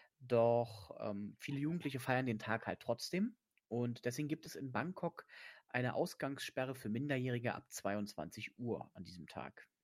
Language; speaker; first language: German; native; German